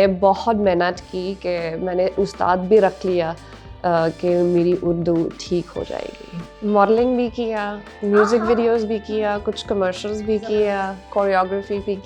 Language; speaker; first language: Hindi; non-native, learner; English